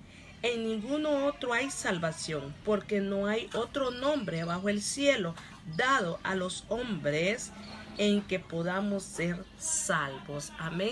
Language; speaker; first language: Spanish; non-native, local second language; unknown